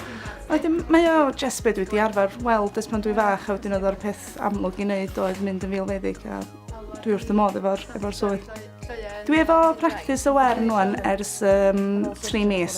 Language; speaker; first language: Welsh; native; Welsh